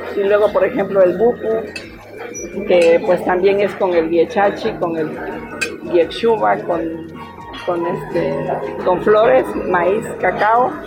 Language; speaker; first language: Spanish; native; Spanish